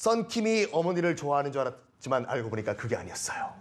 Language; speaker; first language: Korean; native; Korean